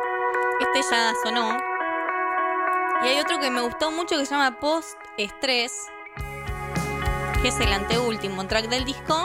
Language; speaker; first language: Spanish; native; Spanish